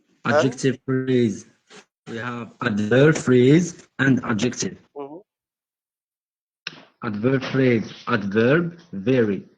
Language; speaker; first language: English; non-native, learner; Arabic